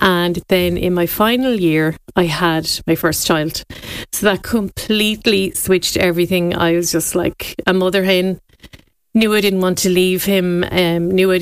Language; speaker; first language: English; native; English